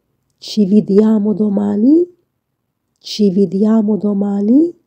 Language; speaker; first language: Italian; non-native, fluent; Arabic